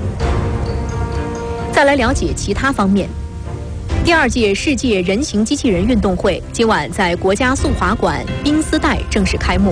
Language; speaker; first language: Chinese; native; Chinese